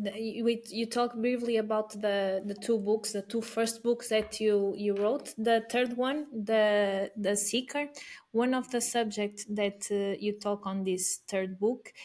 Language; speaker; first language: English; non-native, fluent; Portuguese